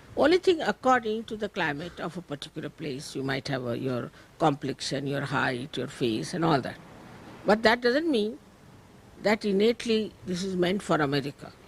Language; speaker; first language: English; non-native, local second language; Marathi